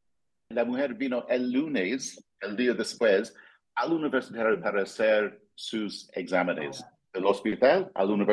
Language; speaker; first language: Spanish; non-native, fluent; English